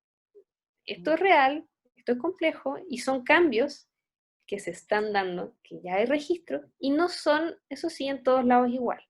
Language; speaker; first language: Spanish; native; Spanish